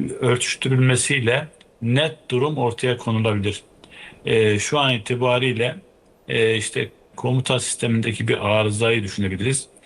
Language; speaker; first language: Turkish; native; Turkish